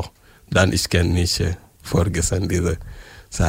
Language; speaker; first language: German; non-native, learner; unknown